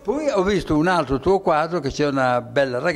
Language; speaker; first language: Italian; native; Italian